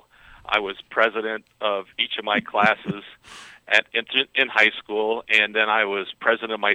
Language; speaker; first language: English; native; English